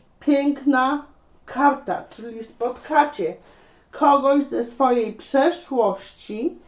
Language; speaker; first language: Polish; native; Polish